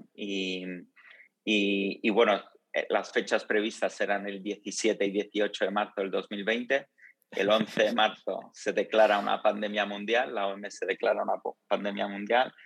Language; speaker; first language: Spanish; early bilingual, other home language; Italian